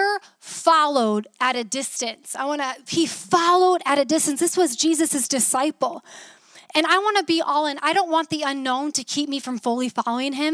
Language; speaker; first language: English; native; English